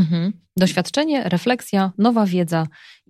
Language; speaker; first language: Polish; native; Polish